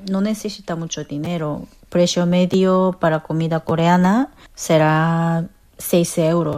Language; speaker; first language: Spanish; non-native, fluent; Korean